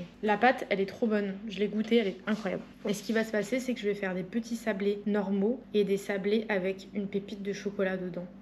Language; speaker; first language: French; native; French